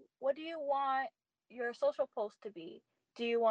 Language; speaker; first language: English; native; English